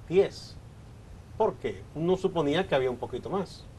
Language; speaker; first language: Spanish; native; Spanish